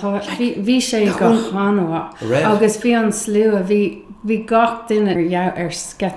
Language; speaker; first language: Irish; non-native, learner; English